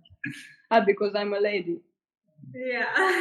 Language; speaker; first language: English; non-native, learner; Russian